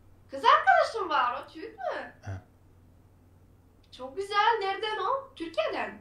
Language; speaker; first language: Turkish; non-native, fluent; Bulgarian